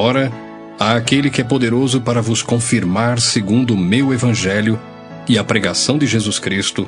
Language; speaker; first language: Portuguese; native; Portuguese